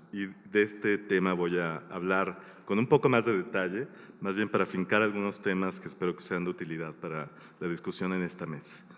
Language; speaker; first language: Spanish; native; Spanish